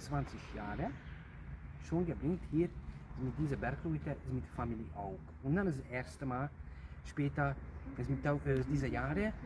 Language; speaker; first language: German; non-native, learner; Hungarian